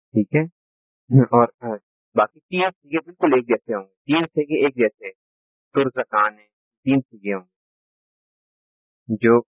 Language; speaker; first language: Urdu; native; Urdu